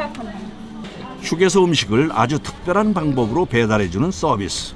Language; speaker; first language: Korean; native; Korean